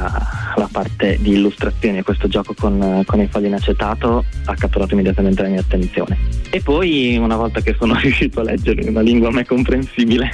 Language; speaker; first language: Italian; native; Italian